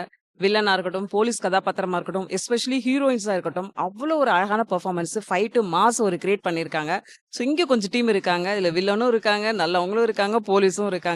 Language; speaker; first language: Tamil; native; Tamil